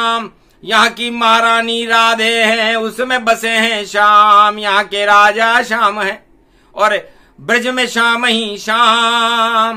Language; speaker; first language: Hindi; native; Hindi